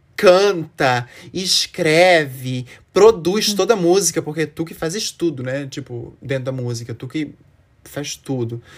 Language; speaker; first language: Portuguese; native; Portuguese